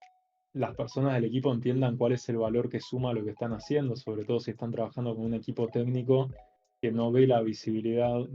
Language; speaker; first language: Spanish; native; Spanish